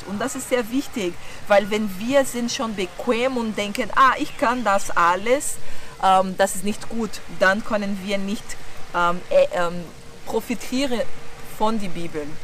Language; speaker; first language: German; non-native, learner; Portuguese